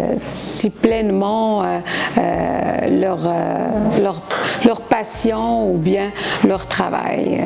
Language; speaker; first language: French; non-native, local second language; Arabic